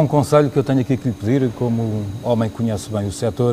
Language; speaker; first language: Portuguese; native; Portuguese